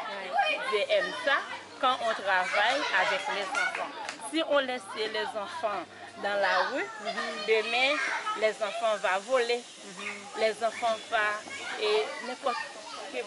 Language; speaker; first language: French; non-native, local second language; Haitian Creole